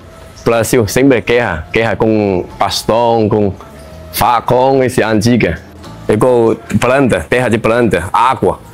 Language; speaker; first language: Portuguese; non-native, learner; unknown